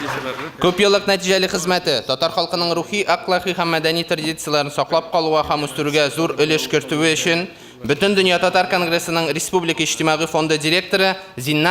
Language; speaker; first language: Tatar; native; Tatar